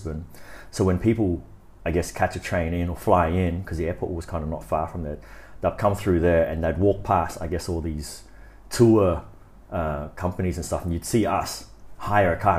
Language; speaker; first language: English; native; English